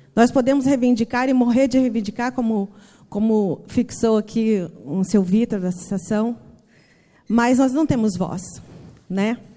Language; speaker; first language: Portuguese; native; Portuguese